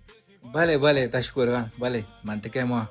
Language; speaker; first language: Persian; non-native, learner; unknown